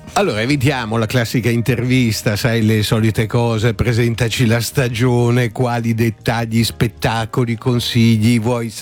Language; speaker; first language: Italian; native; Italian